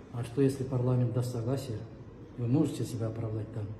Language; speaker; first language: Russian; non-native, local second language; Kyrgyz